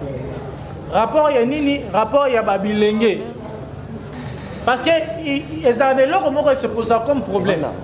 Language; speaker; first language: French; non-native, local second language; Lingala